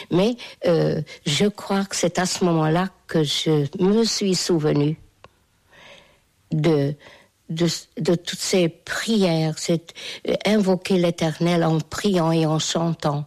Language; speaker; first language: French; non-native, fluent; Hungarian